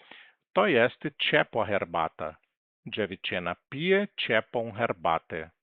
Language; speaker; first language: Polish; non-native, learner; Portuguese